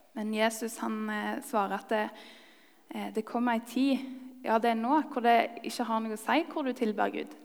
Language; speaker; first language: Norwegian; native; Norwegian